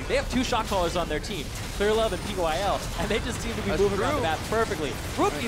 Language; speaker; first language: English; native; English